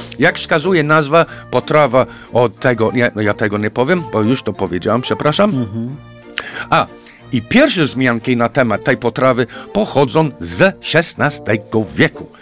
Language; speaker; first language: Polish; non-native, fluent; English